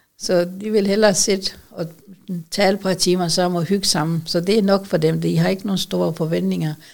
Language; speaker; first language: Danish; non-native, fluent; Urdu